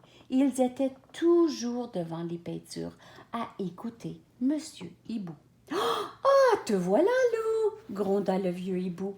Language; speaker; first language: French; native; French